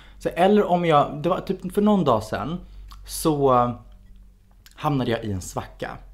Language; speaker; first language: Swedish; native; Swedish